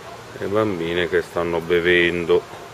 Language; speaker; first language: Italian; native; Italian